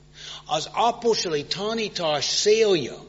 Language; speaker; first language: Hungarian; non-native, fluent; English